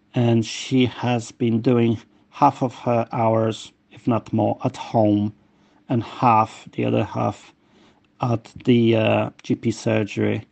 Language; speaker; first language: English; non-native, fluent; Polish